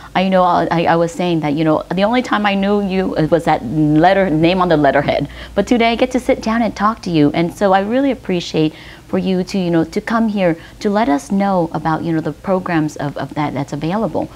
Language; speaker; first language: English; early bilingual, other home language; Vietnamese